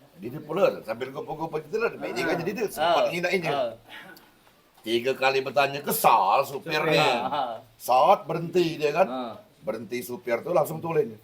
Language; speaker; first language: Malay; native; Malay